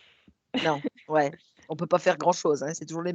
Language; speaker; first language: French; native; French